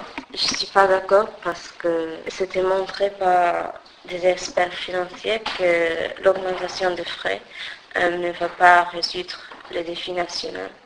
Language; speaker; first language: French; non-native, fluent; English